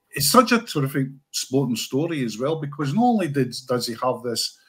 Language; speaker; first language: English; native; English